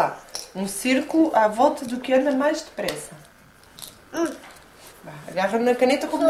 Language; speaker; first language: Portuguese; native; Portuguese